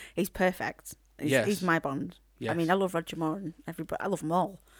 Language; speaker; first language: English; native; English